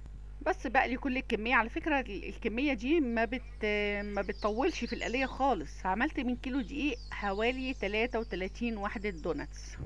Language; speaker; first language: Arabic; native; Arabic